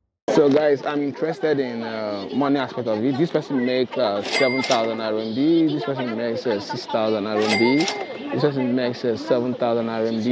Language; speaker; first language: English; non-native, local second language; Igbo